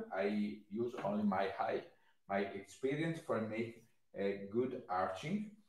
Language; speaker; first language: English; non-native, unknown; Italian